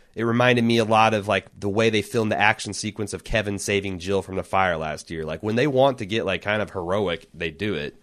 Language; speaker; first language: English; native; English